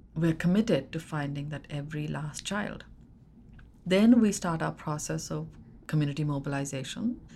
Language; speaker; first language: English; non-native, local second language; Hindi